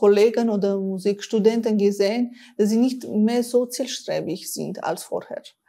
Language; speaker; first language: German; non-native, fluent; Armenian